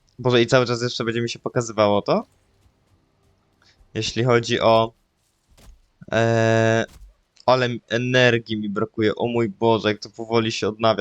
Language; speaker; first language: Polish; native; Polish